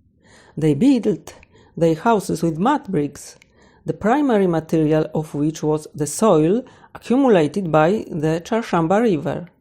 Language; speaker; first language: English; non-native, fluent; Polish